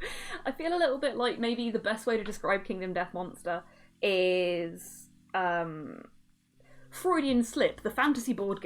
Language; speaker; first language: English; native; English